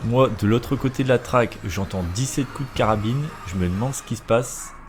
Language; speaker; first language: French; native; French